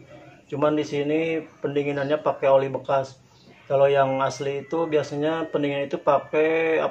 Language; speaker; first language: Indonesian; native; Indonesian